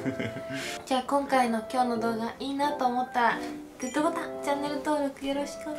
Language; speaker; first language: Japanese; native; Japanese